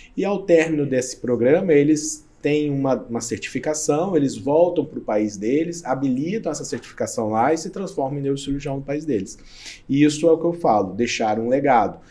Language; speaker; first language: Portuguese; native; Portuguese